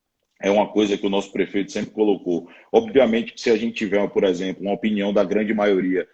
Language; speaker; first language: Portuguese; native; Portuguese